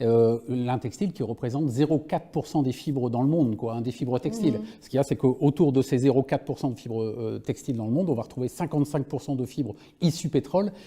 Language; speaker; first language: French; native; French